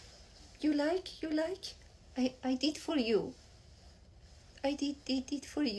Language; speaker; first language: English; non-native, learner; Persian